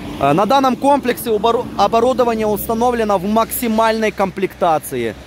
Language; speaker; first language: Russian; non-native, local second language; Ukrainian